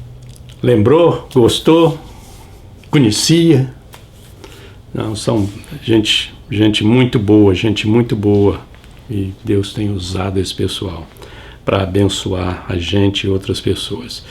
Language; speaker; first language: Portuguese; native; Portuguese